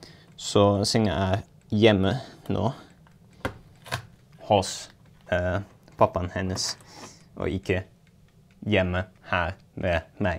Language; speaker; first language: Norwegian; non-native, learner; Dutch